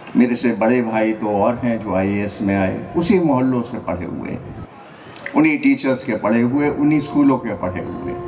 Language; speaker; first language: Urdu; native; Urdu